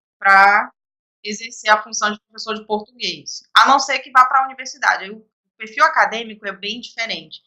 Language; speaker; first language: Portuguese; native; Portuguese